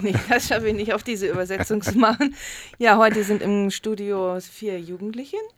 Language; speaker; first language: German; native; German